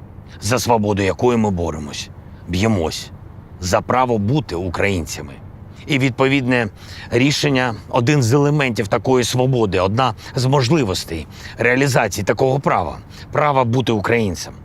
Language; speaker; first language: Ukrainian; non-native, local second language; Russian